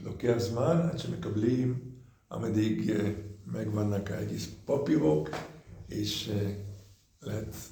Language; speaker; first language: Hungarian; early bilingual, heritage; Hungarian